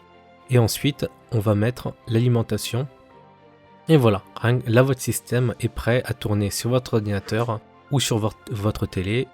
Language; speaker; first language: French; native; French